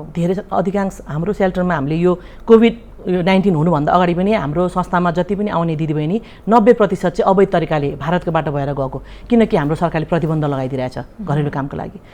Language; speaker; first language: Nepali; early bilingual, heritage; Nepali